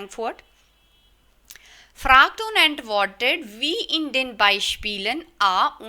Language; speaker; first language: German; non-native, fluent; Hindi